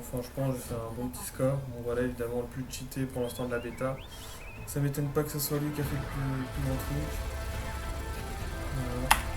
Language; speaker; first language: French; native; French